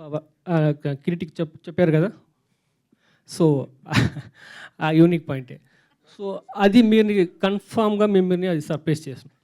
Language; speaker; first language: Telugu; non-native, learner; Tamil